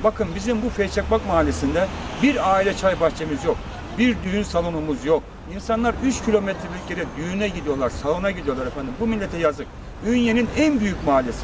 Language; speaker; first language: Turkish; native; Turkish